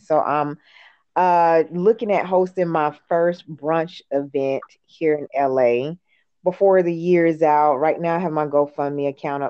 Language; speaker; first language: English; native; English